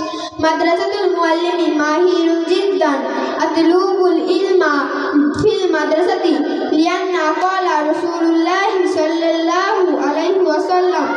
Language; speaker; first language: Arabic; non-native, learner; Bangla